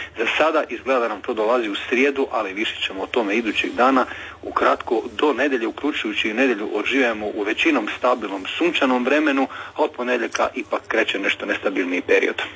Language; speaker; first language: Croatian; native; Croatian